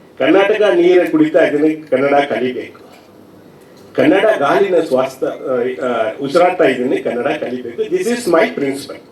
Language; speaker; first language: Kannada; non-native, learner; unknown